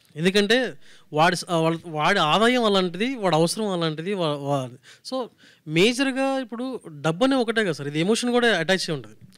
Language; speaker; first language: Telugu; native; Telugu